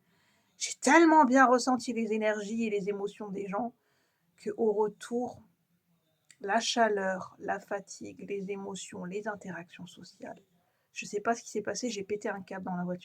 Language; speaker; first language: French; native; French